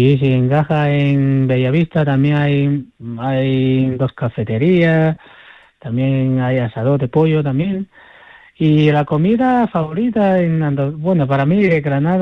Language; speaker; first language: Spanish; non-native, fluent; Chinese